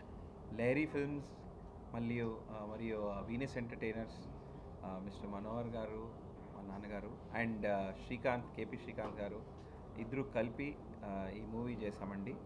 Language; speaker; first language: Telugu; native; Telugu